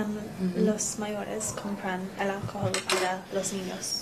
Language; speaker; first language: Spanish; non-native, learner; English